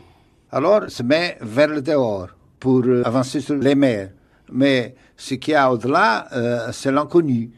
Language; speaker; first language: French; non-native, fluent; Portuguese